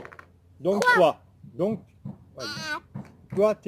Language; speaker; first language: French; native; French